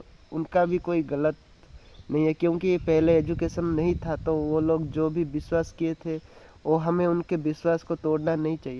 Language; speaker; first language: Hindi; non-native, local second language; Odia